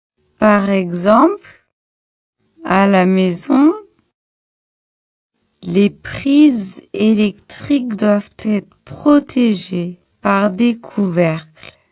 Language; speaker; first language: French; non-native, local second language; Arabic